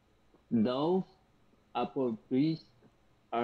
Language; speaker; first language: English; non-native, learner; Spanish